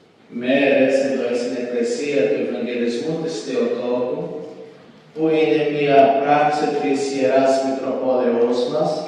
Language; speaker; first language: Greek; non-native, fluent; Portuguese